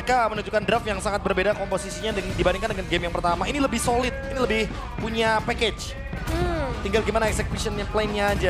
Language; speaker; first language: Indonesian; native; Indonesian